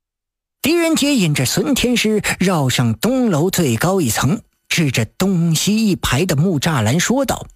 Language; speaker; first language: Chinese; native; Chinese